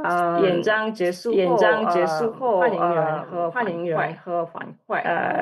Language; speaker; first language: Chinese; non-native, learner; English